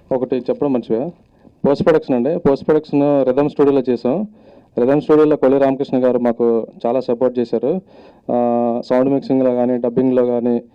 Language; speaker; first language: Telugu; native; Telugu